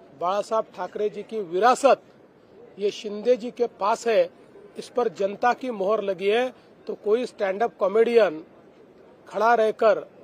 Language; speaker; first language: Hindi; non-native, local second language; Marathi